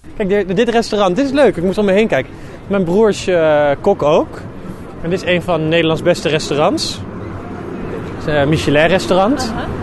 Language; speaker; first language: Dutch; native; Dutch